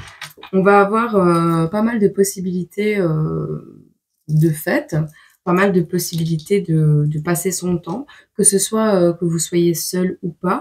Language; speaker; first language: French; native; French